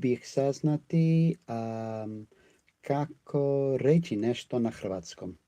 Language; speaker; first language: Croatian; non-native, learner; English